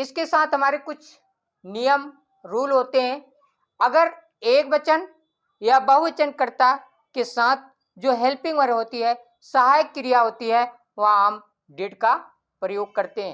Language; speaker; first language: Hindi; native; Hindi